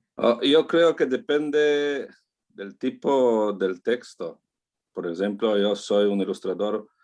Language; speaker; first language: Spanish; non-native, learner; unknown